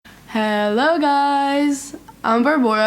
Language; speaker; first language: English; native; English